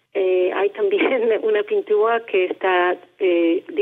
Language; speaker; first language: Spanish; non-native, learner; Hebrew